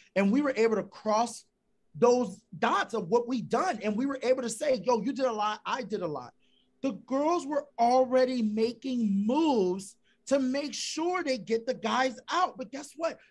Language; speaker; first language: English; native; English